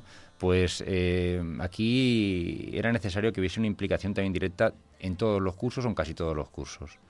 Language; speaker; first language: Spanish; native; Spanish